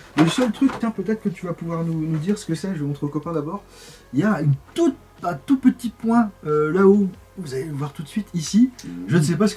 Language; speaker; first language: French; native; French